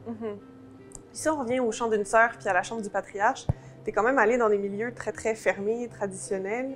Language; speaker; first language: French; native; French